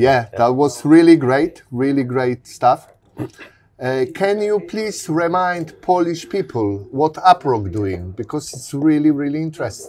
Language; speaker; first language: English; non-native, learner; Polish